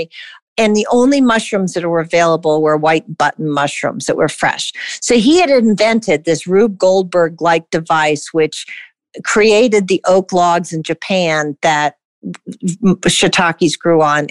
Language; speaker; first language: English; native; English